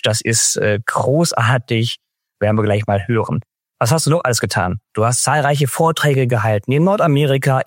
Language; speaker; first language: German; native; German